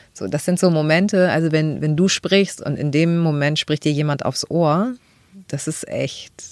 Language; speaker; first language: German; early bilingual, other home language; Greek